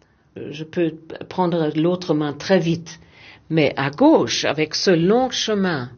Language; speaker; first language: French; non-native, fluent; German